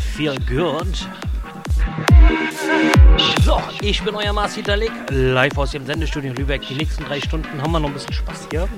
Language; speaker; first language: German; native; German